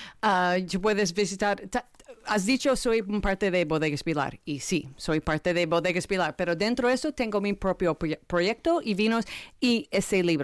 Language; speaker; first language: Spanish; non-native, learner; English